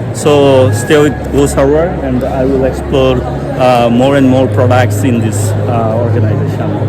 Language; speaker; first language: English; non-native, local second language; Bangla